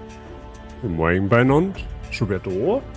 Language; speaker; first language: German; native; German